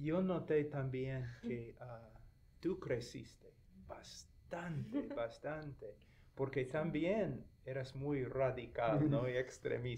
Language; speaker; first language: Spanish; non-native, fluent; English